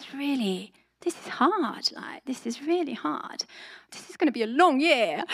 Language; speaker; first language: English; non-native, fluent; French